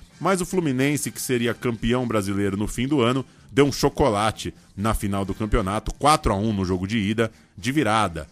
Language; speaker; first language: Portuguese; native; Portuguese